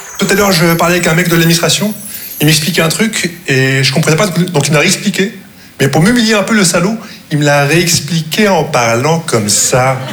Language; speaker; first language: French; non-native, local second language; Arabic